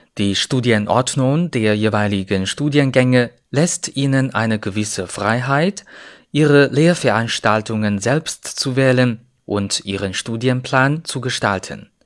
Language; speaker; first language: German; non-native, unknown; Chinese